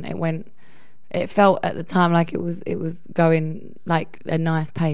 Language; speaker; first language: English; native; English